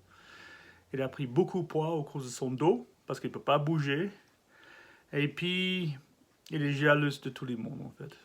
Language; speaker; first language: French; non-native, learner; English